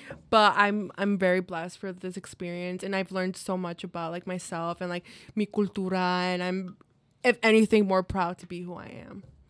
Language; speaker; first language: English; early bilingual, other home language; Spanish